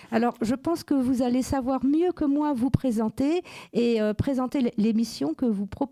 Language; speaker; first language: French; native; French